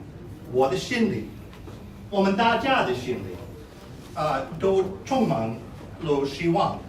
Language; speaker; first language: Chinese; non-native, fluent; English